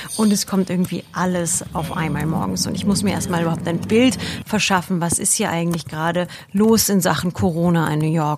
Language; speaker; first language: German; native; German